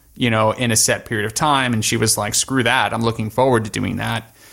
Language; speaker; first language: English; native; English